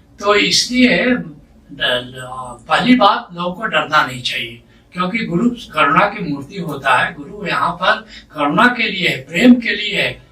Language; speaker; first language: Hindi; native; Hindi